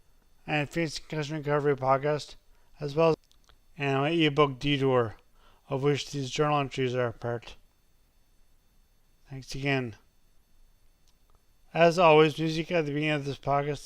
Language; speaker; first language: English; native; English